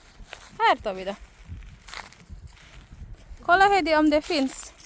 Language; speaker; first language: Swedish; non-native, local second language; Indonesian